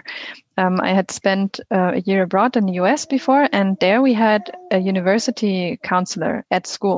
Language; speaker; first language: English; non-native, fluent; German